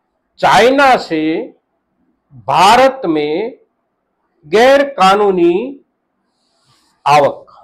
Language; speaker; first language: Hindi; non-native, local second language; Gujarati